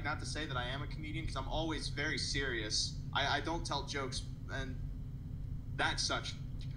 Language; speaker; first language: English; native; English